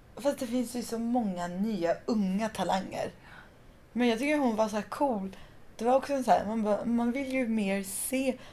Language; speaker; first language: Swedish; early bilingual, other home language; Persian